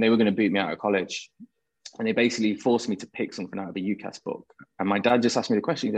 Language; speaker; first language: English; native; English